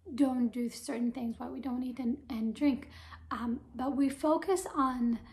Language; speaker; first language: English; non-native, fluent; Hebrew